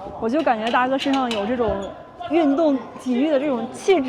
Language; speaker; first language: Chinese; native; Chinese